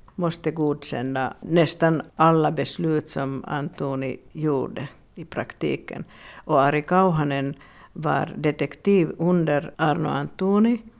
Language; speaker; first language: Swedish; non-native, local second language; Finnish